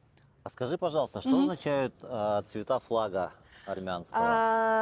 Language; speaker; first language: Russian; native; Russian